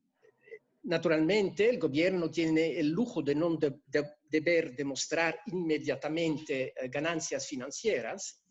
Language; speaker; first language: Spanish; non-native, fluent; French